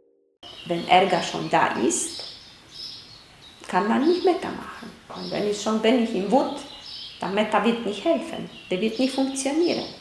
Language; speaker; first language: German; non-native, fluent; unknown